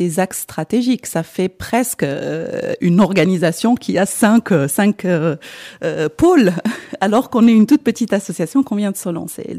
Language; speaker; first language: French; non-native, local second language; Arabic